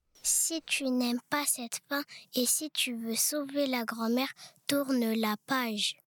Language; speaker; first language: French; native; French